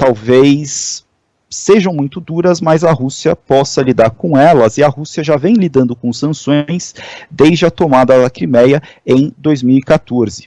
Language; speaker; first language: Portuguese; native; Portuguese